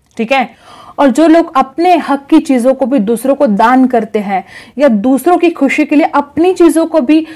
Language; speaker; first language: Hindi; non-native, local second language; Marathi